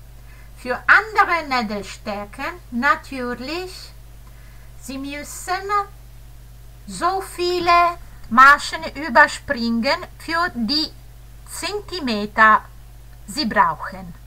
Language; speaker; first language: German; non-native, fluent; Italian